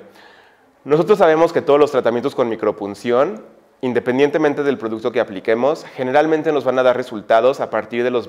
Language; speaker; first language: Spanish; native; Spanish